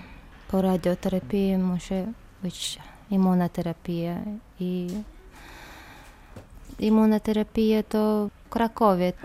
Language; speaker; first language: Polish; non-native, learner; Chechen